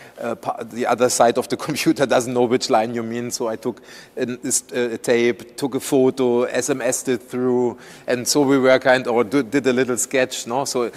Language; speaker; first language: English; non-native, fluent; German